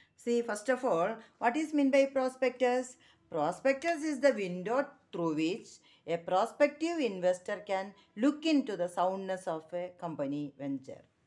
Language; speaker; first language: English; non-native, local second language; Tamil